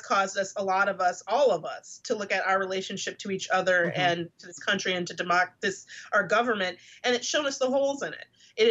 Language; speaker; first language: English; native; English